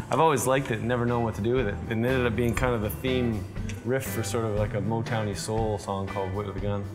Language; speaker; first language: English; native; English